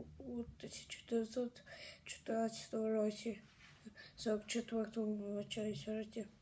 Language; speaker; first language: Ukrainian; non-native, local second language; Crimean Tatar